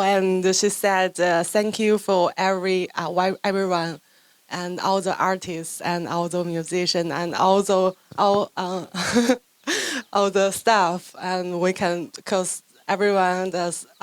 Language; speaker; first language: English; non-native, fluent; Chinese